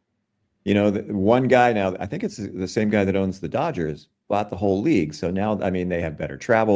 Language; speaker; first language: English; native; English